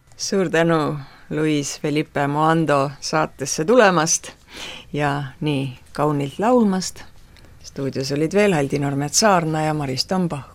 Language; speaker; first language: Estonian; native; Estonian